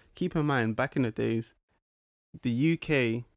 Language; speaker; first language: English; early bilingual, other home language; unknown